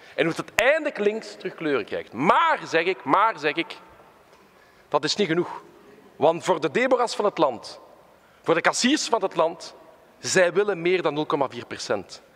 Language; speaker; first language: Dutch; non-native, local second language; French